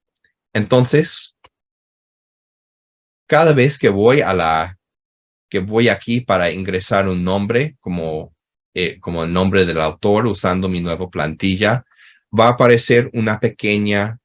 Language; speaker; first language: Spanish; non-native, fluent; English